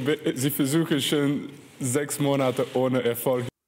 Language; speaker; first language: German; non-native, fluent; French